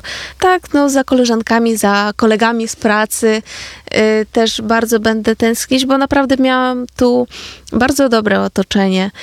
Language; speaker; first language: Polish; non-native, fluent; Ukrainian